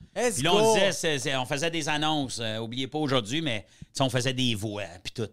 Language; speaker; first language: French; native; French